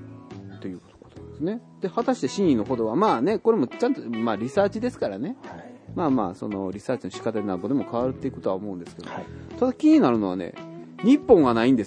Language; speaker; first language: Japanese; native; Japanese